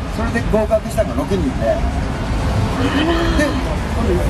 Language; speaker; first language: Japanese; native; Japanese